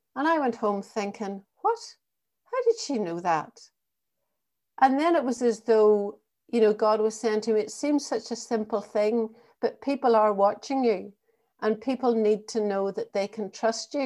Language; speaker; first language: English; native; English